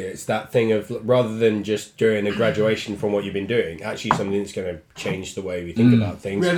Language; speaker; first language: English; native; English